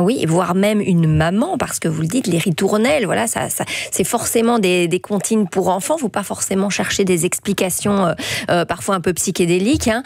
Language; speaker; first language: French; native; French